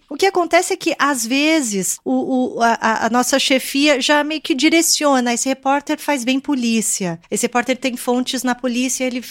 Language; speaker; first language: Portuguese; native; Portuguese